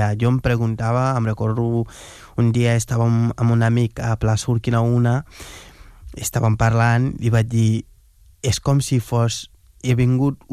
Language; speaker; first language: Catalan; non-native, fluent; Wolof